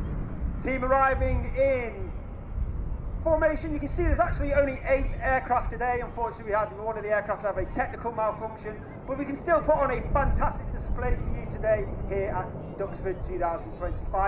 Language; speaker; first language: English; native; English